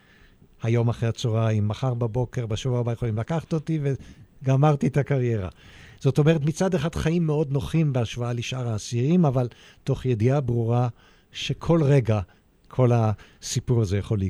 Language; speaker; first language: Hebrew; native; Hebrew